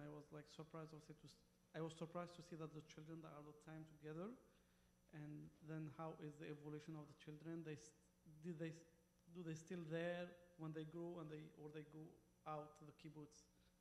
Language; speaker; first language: English; non-native, learner; French